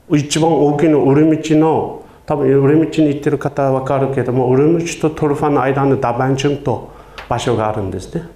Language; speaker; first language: Japanese; non-native, fluent; Uyghur